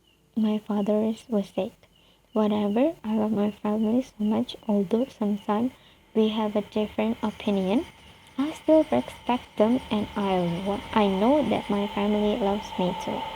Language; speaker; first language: English; non-native, fluent; Indonesian